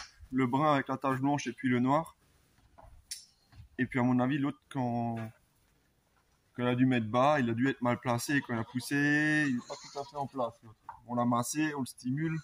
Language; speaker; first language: French; native; French